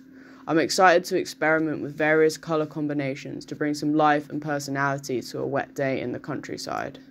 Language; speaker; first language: English; native; English